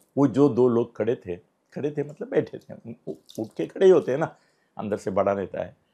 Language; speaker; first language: Hindi; non-native, local second language; Marathi